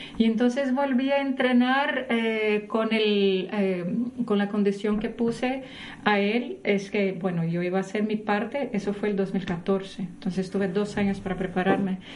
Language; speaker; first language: Spanish; non-native, fluent; Portuguese